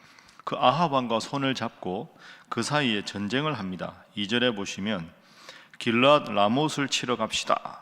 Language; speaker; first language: Korean; native; Korean